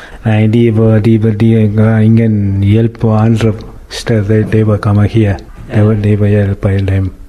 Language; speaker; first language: Danish; non-native, learner; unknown